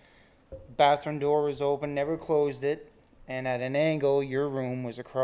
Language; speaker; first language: English; native; English